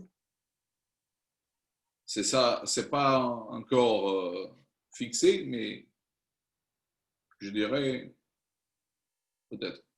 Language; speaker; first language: French; non-native, learner; Spanish